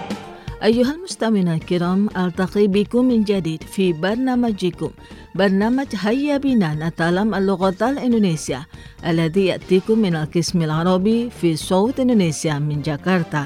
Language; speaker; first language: Arabic; non-native, fluent; Indonesian